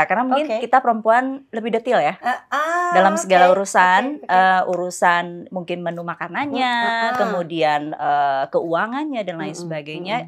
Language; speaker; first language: Indonesian; native; Indonesian